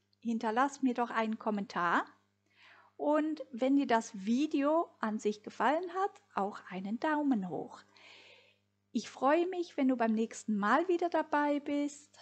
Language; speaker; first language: German; native; German